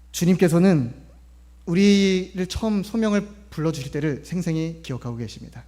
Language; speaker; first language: Korean; native; Korean